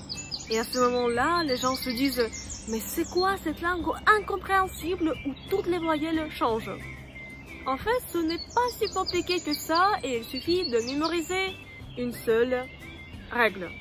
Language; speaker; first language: French; non-native, fluent; Russian